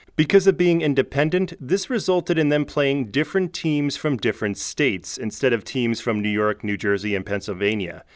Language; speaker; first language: English; native; English